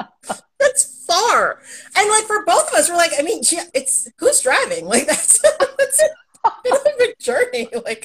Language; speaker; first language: English; native; English